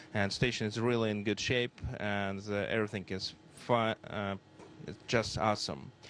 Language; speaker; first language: English; non-native, fluent; Russian